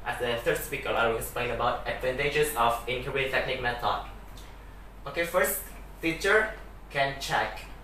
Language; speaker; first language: English; non-native, learner; Indonesian